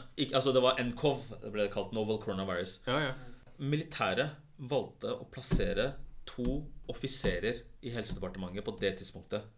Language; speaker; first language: Norwegian; early bilingual, other home language; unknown